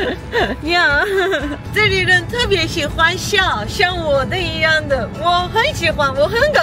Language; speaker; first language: Chinese; non-native, learner; Armenian